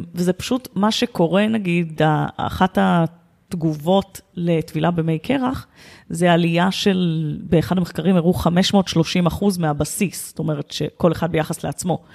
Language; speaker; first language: Hebrew; native; Hebrew